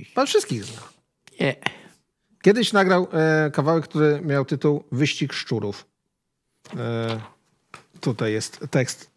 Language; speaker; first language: Polish; native; Polish